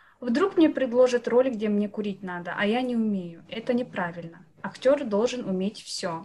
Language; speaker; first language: Russian; non-native, learner; Japanese